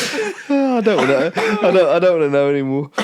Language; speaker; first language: English; native; English